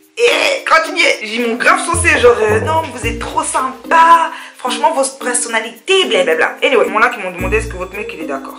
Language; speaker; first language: French; early bilingual, other home language; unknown